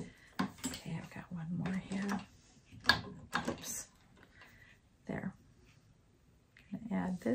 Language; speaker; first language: English; native; English